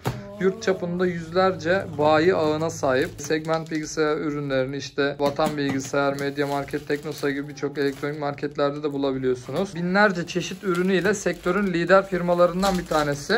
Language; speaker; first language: Turkish; native; Turkish